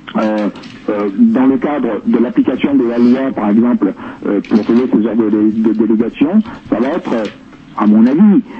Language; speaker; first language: French; native; French